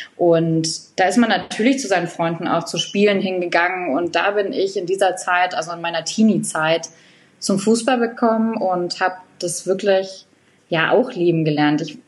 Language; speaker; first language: German; native; German